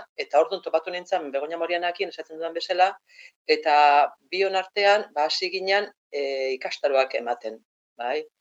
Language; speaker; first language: Basque; non-native, local second language; Spanish